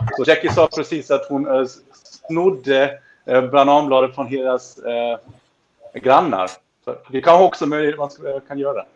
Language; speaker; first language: Swedish; non-native, fluent; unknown